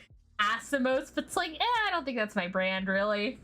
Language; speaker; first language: English; native; English